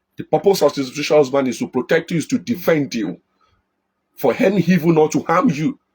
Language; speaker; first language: English; non-native, local second language; Yoruba